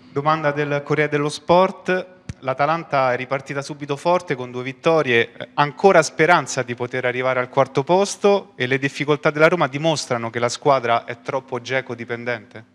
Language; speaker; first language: Italian; native; Italian